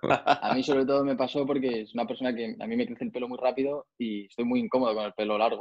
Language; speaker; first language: Spanish; native; Spanish